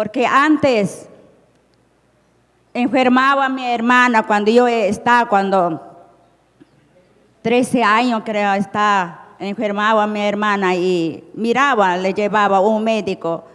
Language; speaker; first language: Spanish; non-native, local second language; Shipibo-Conibo